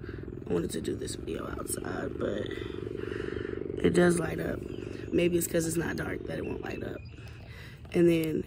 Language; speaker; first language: English; native; English